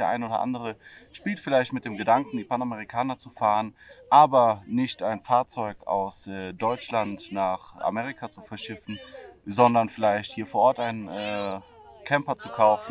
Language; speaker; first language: German; native; German